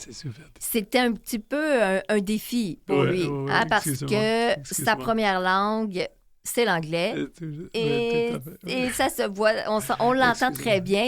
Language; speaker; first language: French; native; French